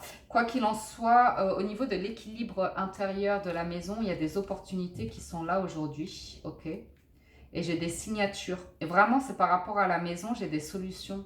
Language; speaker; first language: French; native; French